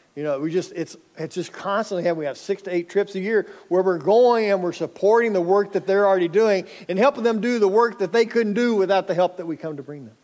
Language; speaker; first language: English; native; English